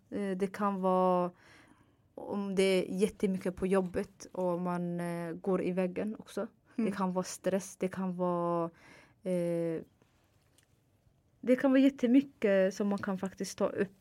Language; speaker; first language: Swedish; non-native, fluent; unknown